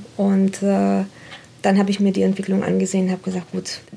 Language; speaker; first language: German; non-native, fluent; Romanian